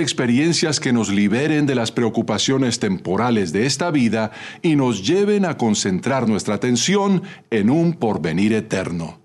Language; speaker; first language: Spanish; native; Spanish